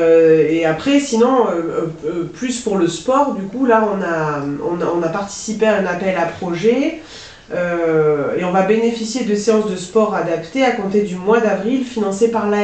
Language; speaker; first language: French; native; French